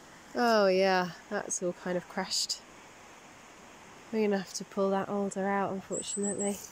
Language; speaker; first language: English; native; English